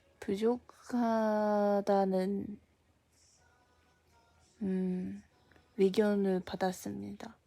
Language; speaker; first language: Korean; non-native, fluent; Japanese